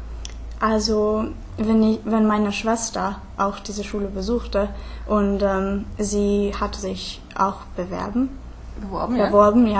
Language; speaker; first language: German; non-native, fluent; Hungarian